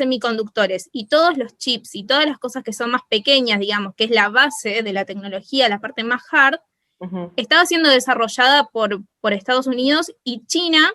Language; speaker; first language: Spanish; native; Spanish